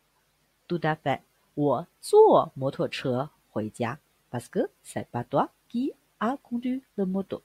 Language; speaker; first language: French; non-native, fluent; Chinese